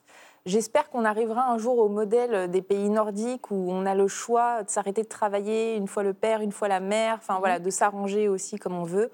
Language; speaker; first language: French; native; French